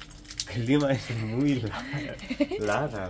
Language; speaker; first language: Spanish; non-native, learner; Korean